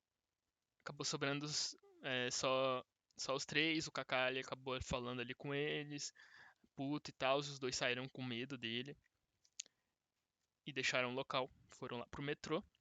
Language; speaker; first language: Portuguese; native; Portuguese